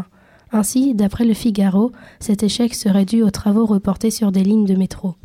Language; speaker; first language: French; native; French